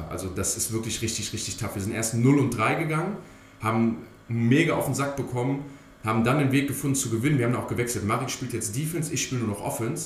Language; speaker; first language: German; native; German